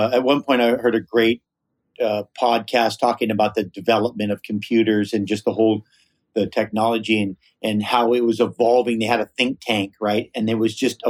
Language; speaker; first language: English; native; English